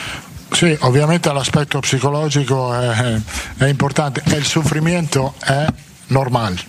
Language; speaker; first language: Portuguese; non-native, fluent; Italian